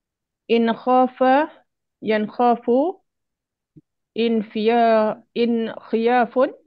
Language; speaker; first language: Arabic; non-native, learner; Malay